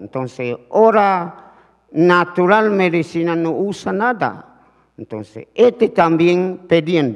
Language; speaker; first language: Spanish; non-native, learner; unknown